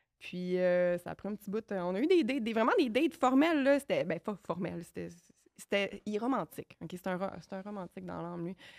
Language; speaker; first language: French; native; French